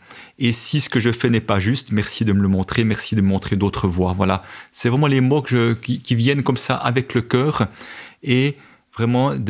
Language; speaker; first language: French; native; French